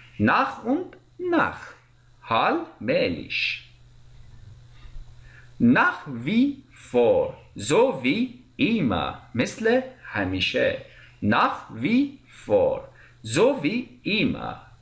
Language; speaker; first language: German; non-native, fluent; Persian